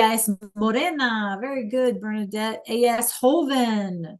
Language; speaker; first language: Spanish; non-native, learner; English